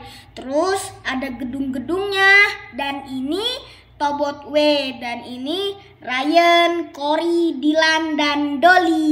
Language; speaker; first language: Indonesian; native; Indonesian